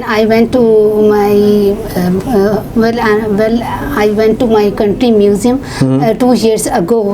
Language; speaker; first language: English; non-native, learner; Urdu